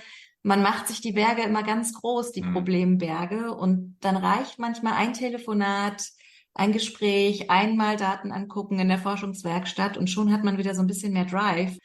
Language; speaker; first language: German; native; German